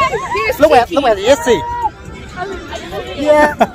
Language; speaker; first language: English; non-native, learner; Vietnamese